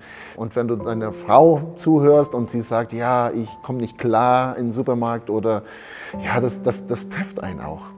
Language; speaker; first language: German; early bilingual, heritage; German